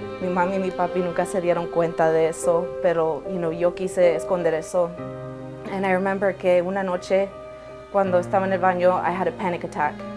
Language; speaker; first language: Spanish; early bilingual, heritage; Spanish